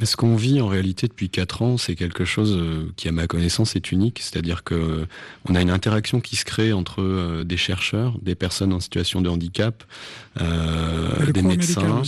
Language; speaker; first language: French; native; French